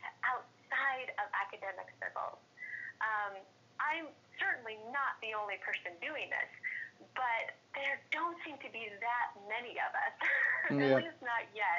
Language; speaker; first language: English; native; English